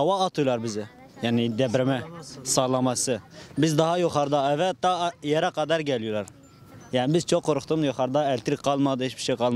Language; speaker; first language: Turkish; non-native, learner; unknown